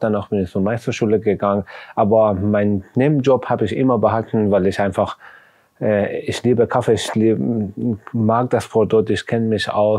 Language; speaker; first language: German; non-native, fluent; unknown